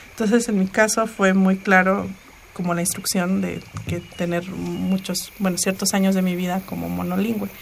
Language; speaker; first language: Spanish; non-native, local second language; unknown